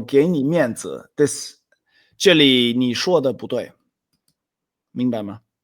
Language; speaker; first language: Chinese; non-native, fluent; Swedish